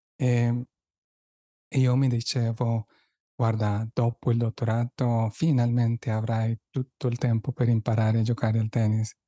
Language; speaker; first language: Italian; non-native, fluent; Spanish